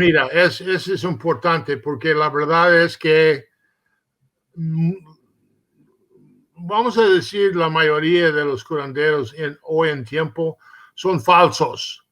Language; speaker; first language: Spanish; early bilingual, heritage; Spanish